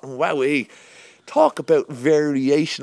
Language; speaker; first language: English; native; English